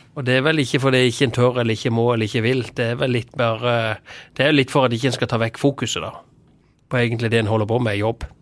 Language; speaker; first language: Norwegian; native; Norwegian